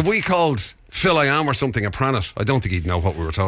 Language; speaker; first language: English; native; English